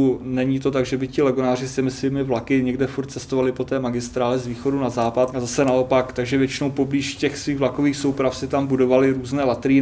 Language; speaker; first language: Czech; native; Czech